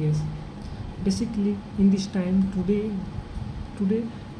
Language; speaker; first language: English; non-native, learner; Hindi